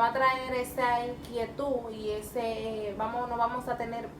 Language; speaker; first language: Spanish; native; Spanish